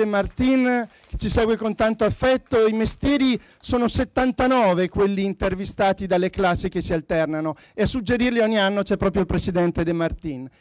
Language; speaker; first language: Italian; native; Italian